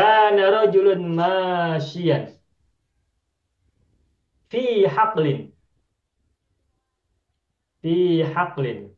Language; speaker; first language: Arabic; non-native, fluent; Indonesian